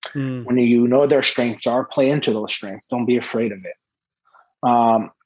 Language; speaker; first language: English; early bilingual, other home language; Persian